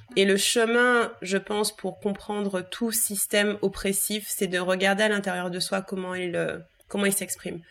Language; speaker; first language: French; native; French